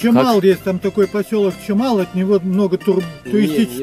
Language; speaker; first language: Russian; native; Russian